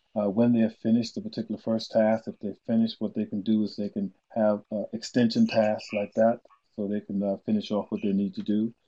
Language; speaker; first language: English; native; English